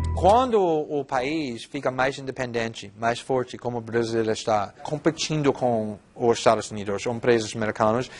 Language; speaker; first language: Portuguese; non-native, fluent; English